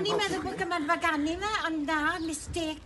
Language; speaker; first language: Welsh; native; Welsh